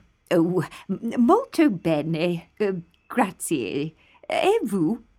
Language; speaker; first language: Italian; non-native, learner; English